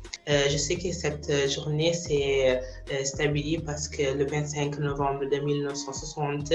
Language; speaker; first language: French; non-native, fluent; Italian